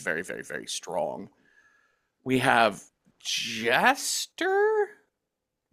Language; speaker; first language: English; native; English